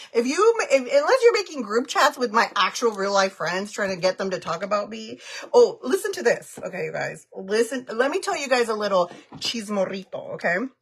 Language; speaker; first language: English; early bilingual, other home language; Spanish